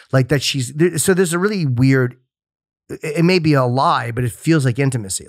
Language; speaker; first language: English; native; English